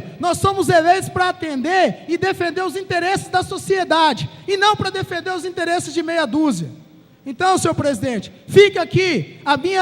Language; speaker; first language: Portuguese; native; Portuguese